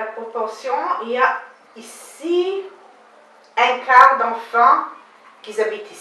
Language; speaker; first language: French; non-native, learner; Hebrew